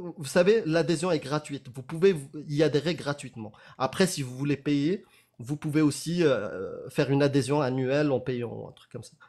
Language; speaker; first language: French; non-native, local second language; Arabic